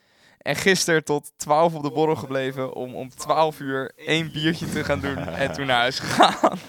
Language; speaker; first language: Dutch; native; Dutch